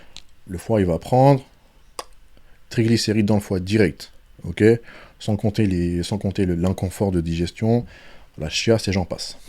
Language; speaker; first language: French; native; French